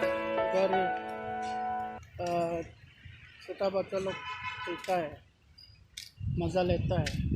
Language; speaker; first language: Hindi; non-native, local second language; Bodo